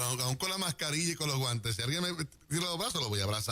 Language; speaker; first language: Spanish; native; Spanish